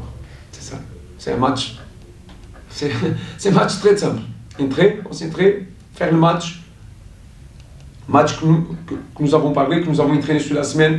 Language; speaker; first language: French; non-native, fluent; Portuguese